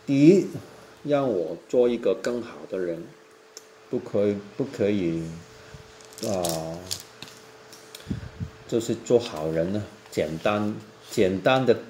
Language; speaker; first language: Chinese; non-native, local second language; Cantonese